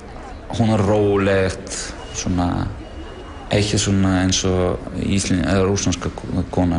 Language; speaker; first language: Icelandic; non-native, learner; Russian